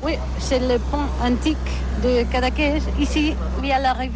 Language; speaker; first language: French; non-native, learner; Catalan